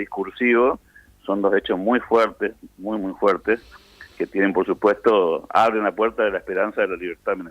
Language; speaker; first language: Spanish; native; Spanish